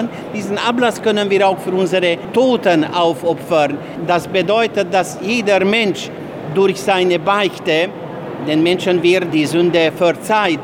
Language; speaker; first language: German; non-native, fluent; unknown